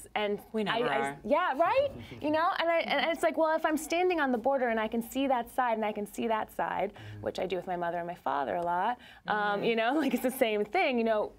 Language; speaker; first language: English; native; English